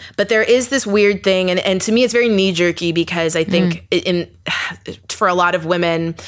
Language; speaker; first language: English; native; English